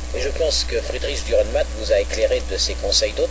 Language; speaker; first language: French; native; French